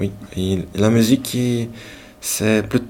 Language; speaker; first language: French; non-native, learner; Portuguese